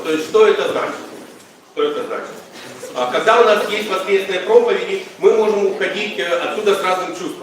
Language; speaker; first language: Russian; native; Russian